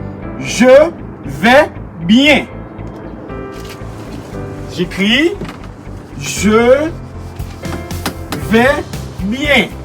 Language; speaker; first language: French; non-native, local second language; Haitian Creole